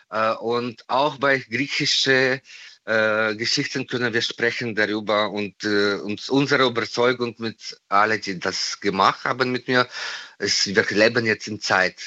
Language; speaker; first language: German; non-native, fluent; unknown